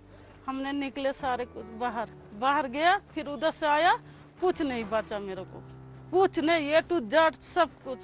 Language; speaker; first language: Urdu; non-native, local second language; Kashmiri